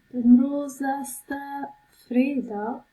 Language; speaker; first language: Persian; native; Persian